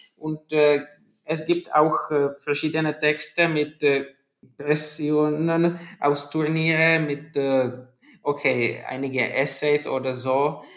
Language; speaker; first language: German; non-native, learner; Czech